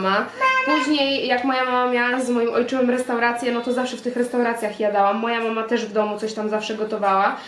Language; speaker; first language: Polish; native; Polish